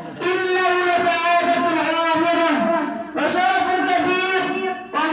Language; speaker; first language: Arabic; non-native, learner; Urdu